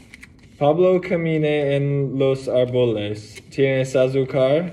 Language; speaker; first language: Spanish; non-native, learner; English